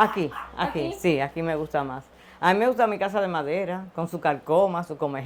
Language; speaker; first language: Spanish; native; Spanish